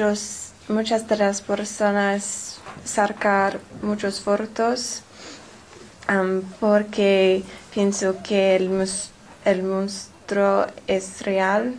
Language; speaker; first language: Spanish; non-native, learner; English